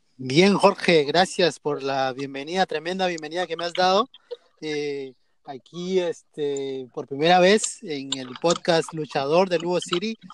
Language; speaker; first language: Spanish; native; Spanish